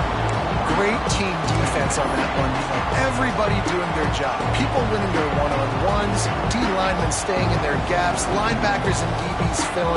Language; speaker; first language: English; native; English